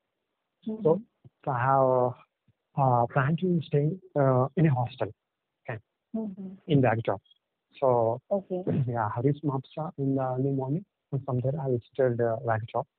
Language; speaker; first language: English; non-native, local second language; Telugu